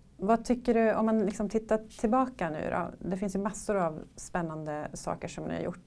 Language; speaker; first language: Swedish; native; Swedish